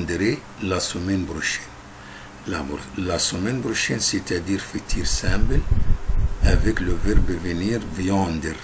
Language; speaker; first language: French; non-native, fluent; Arabic